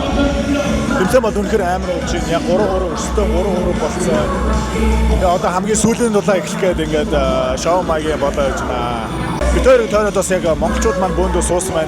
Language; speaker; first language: Mongolian; native; Mongolian